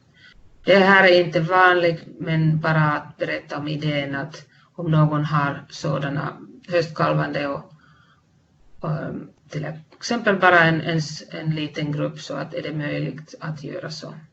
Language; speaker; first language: Swedish; non-native, fluent; Finnish